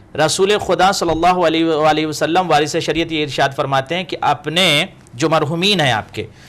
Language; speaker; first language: Urdu; native; Urdu